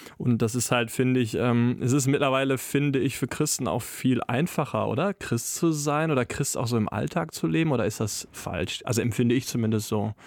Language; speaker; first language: German; native; German